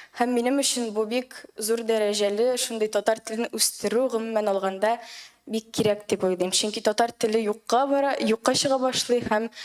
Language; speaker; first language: Tatar; native; Tatar